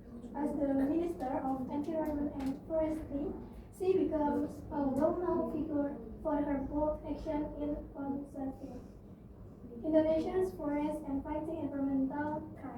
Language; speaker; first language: English; non-native, learner; Indonesian